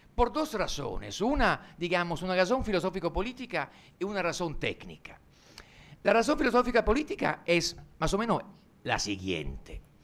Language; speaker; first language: Spanish; non-native, fluent; Italian